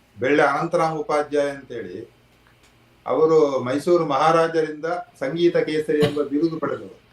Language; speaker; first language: Kannada; native; Kannada